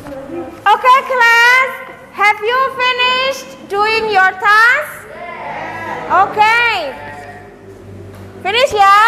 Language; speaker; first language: English; non-native, learner; Indonesian